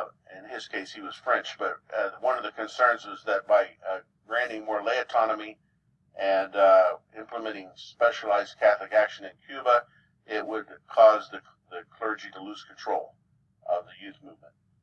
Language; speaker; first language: English; native; English